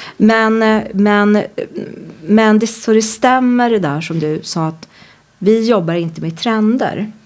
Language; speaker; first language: Swedish; native; Swedish